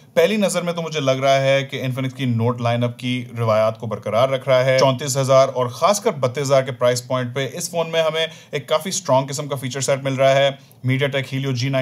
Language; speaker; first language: Urdu; native; Urdu